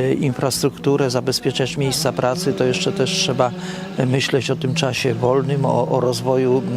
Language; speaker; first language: Polish; native; Polish